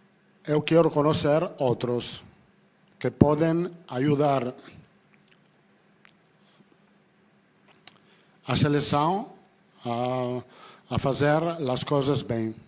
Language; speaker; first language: Portuguese; non-native, fluent; Italian